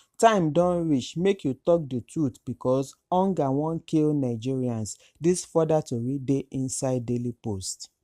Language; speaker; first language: Nigerian Pidgin; non-native, local second language; Yoruba